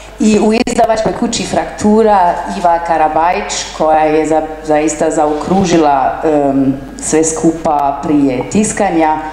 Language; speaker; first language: Croatian; non-native, fluent; German